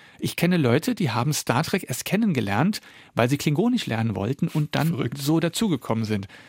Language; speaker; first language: German; early bilingual, other home language; Dutch